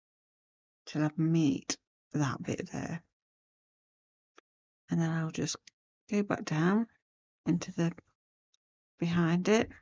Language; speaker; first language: English; native; English